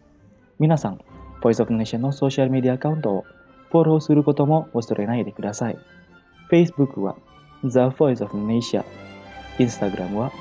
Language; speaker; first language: Japanese; non-native, fluent; Indonesian